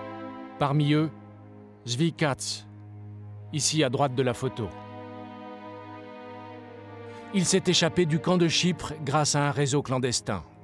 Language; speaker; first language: French; native; French